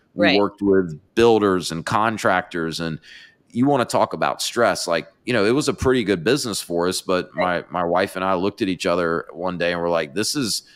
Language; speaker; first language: English; native; English